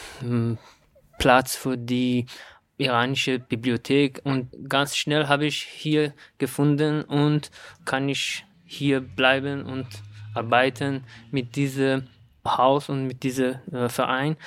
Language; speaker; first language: German; non-native, learner; Persian